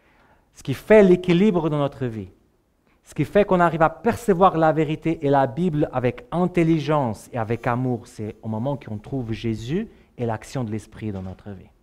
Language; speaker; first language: French; native; French